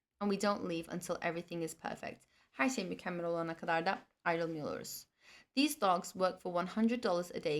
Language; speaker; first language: English; non-native, fluent; Turkish